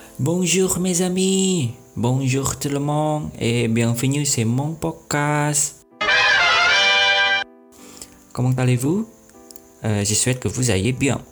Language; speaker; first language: French; non-native, learner; Indonesian